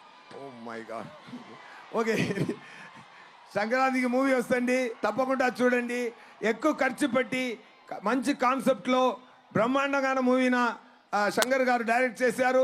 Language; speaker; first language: Telugu; non-native, local second language; Tamil